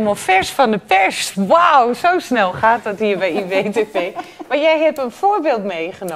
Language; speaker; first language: Dutch; native; Dutch